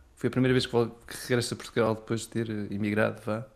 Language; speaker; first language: Portuguese; native; Portuguese